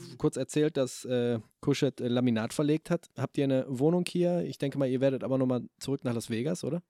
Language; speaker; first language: German; native; German